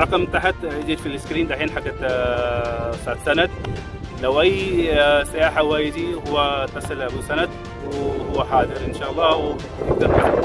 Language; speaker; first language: Arabic; non-native, learner; Urdu